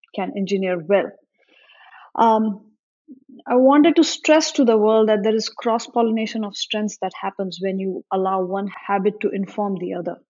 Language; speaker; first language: English; non-native, local second language; Marathi